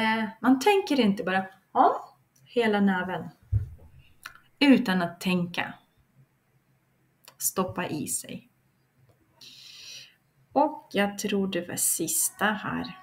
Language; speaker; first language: Swedish; non-native, fluent; Russian